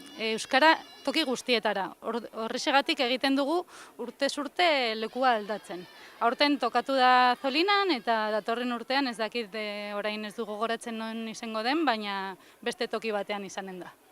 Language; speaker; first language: Basque; non-native, local second language; Spanish